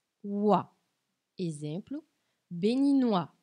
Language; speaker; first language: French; non-native, fluent; Portuguese